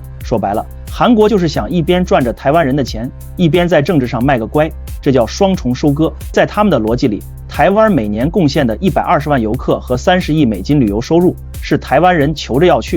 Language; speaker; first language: Chinese; native; Chinese